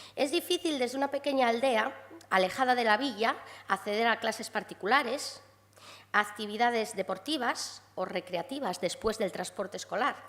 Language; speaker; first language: Spanish; non-native, local second language; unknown